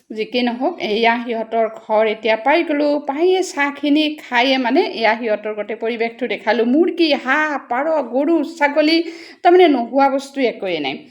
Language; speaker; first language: Assamese; native; Assamese